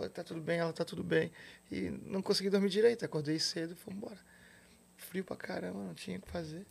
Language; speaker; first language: Portuguese; native; Portuguese